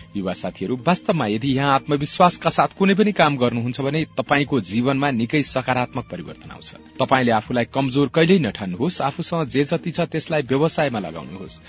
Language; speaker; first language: Nepali; native; Nepali